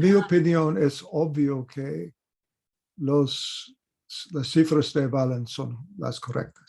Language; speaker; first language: Spanish; non-native, fluent; English